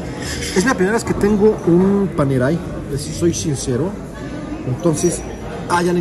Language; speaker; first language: Spanish; native; Spanish